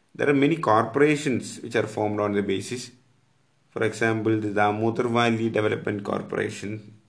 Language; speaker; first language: English; non-native, local second language; Malayalam